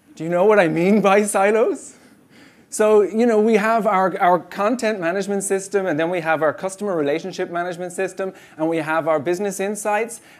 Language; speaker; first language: English; native; English